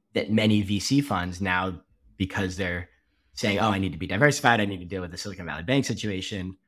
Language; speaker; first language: English; native; English